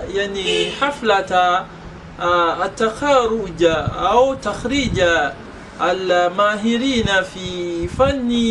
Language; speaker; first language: Arabic; non-native, fluent; Yoruba